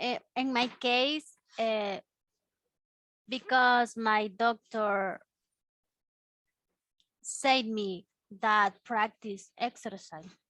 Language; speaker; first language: English; non-native, learner; Spanish